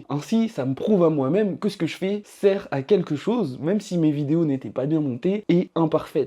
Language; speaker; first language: French; native; French